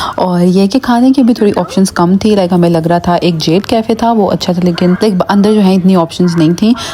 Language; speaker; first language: Urdu; native; Urdu